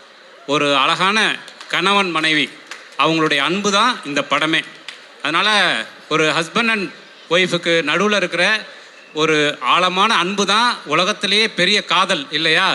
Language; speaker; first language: Tamil; native; Tamil